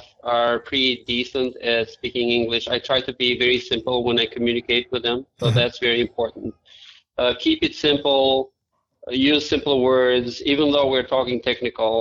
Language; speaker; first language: English; non-native, fluent; Albanian